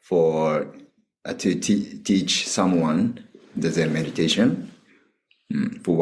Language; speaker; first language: English; non-native, learner; Japanese